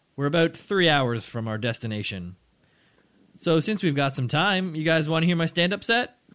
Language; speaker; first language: English; native; English